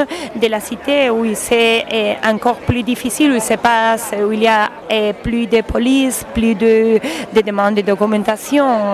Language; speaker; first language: French; non-native, learner; Spanish